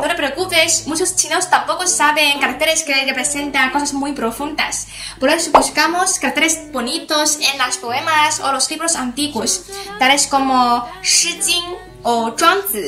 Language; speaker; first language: Spanish; non-native, fluent; Chinese